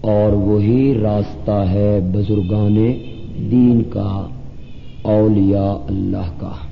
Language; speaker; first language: Urdu; non-native, local second language; Punjabi